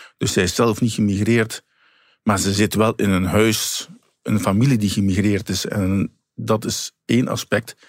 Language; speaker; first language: Dutch; native; Dutch